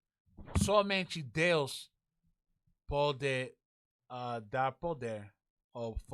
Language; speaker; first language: Portuguese; non-native, learner; English